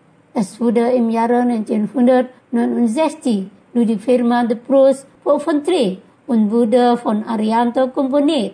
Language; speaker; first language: German; non-native, fluent; Indonesian